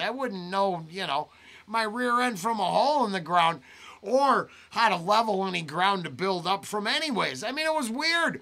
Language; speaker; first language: English; native; English